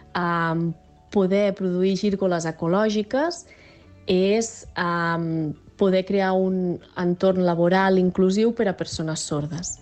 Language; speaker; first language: Catalan; native; Catalan